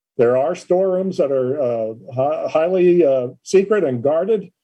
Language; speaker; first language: English; native; English